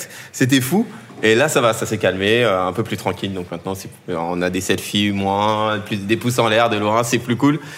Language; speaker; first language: French; native; French